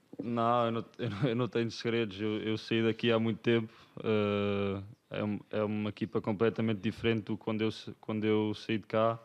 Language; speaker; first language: Portuguese; early bilingual, other home language; English